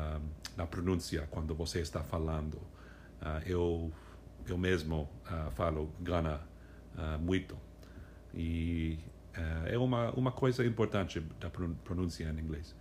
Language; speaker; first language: Portuguese; non-native, fluent; English